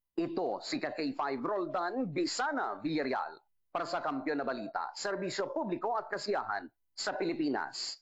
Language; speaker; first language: Filipino; non-native, local second language; Hiligaynon